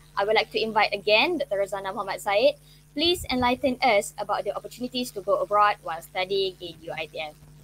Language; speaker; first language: English; non-native, local second language; Malay